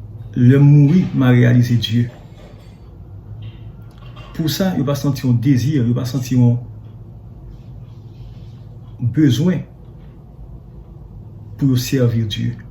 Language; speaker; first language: French; non-native, learner; Haitian Creole